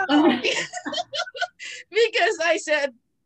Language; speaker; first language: English; non-native, local second language; Filipino